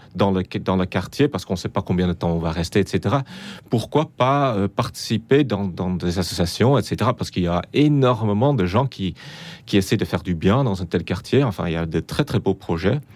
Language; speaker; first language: French; non-native, fluent; Dutch